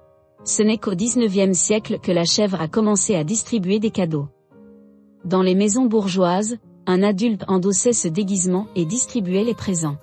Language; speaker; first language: French; native; French